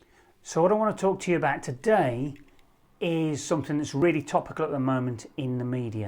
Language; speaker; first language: English; native; English